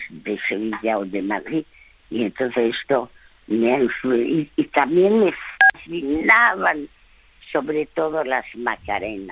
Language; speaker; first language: Spanish; early bilingual, other home language; French